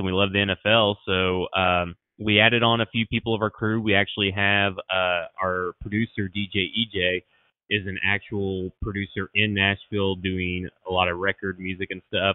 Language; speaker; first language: English; native; English